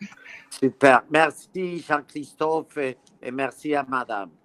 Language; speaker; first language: French; non-native, fluent; Spanish